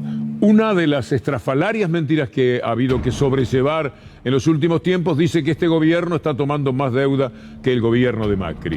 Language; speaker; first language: Spanish; native; Spanish